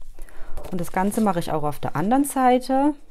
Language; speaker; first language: German; native; German